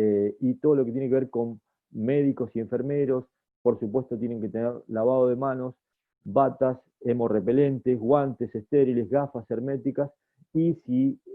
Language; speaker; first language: Spanish; native; Spanish